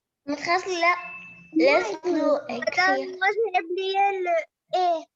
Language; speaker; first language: French; non-native, learner; Arabic